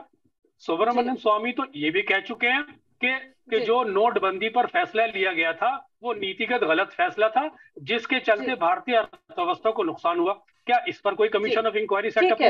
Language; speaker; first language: Hindi; native; Hindi